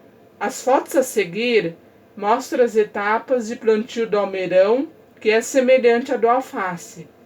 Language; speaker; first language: Portuguese; native; Portuguese